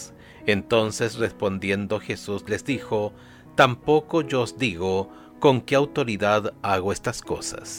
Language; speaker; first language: Spanish; native; Spanish